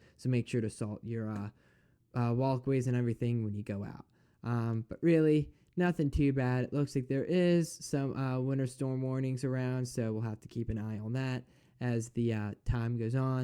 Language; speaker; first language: English; native; English